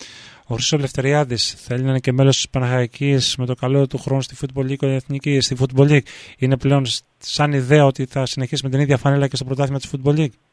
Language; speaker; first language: Greek; native; Greek